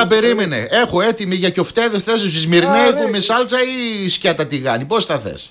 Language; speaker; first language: Greek; native; Greek